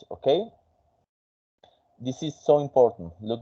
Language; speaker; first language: English; non-native, fluent; Spanish